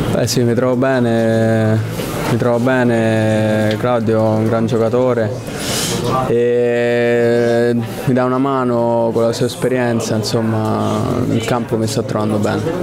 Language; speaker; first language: Italian; native; Italian